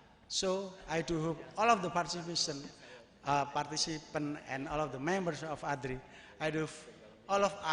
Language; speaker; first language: English; non-native, learner; Indonesian